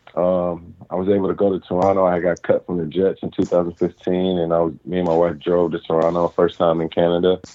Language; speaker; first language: English; native; English